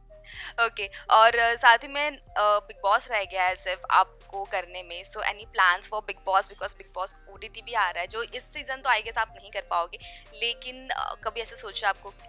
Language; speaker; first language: Hindi; native; Hindi